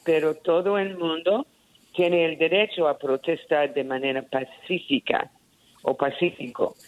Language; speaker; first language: Spanish; early bilingual, heritage; Spanish